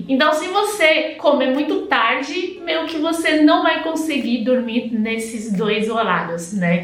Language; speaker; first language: Portuguese; non-native, fluent; Chinese